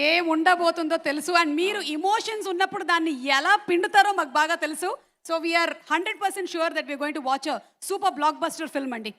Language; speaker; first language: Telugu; native; Telugu